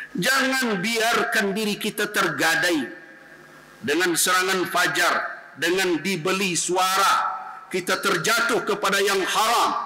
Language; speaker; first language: Malay; non-native, local second language; Minangkabau